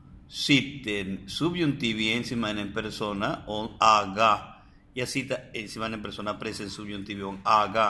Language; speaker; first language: Finnish; non-native, fluent; Spanish